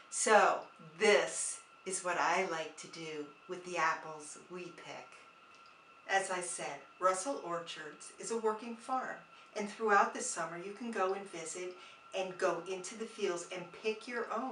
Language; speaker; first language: English; native; English